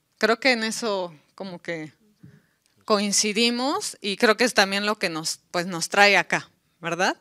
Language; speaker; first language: Spanish; native; Spanish